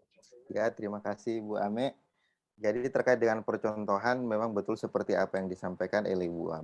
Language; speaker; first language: Indonesian; native; Indonesian